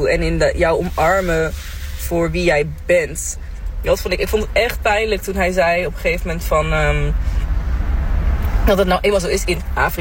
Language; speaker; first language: Dutch; native; Dutch